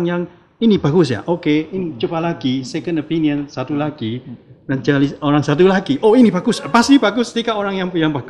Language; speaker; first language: Indonesian; non-native, learner; Chinese